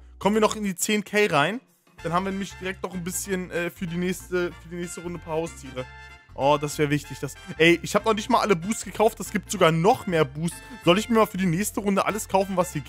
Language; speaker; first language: German; native; German